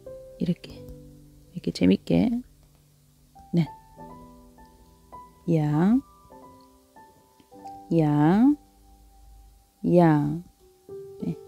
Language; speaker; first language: Korean; non-native, learner; Arabic